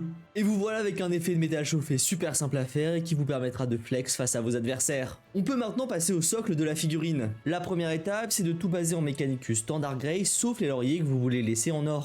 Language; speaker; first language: French; native; French